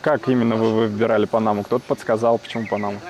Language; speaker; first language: Russian; native; Russian